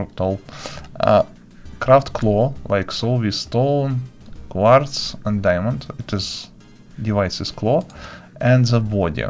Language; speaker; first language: English; non-native, learner; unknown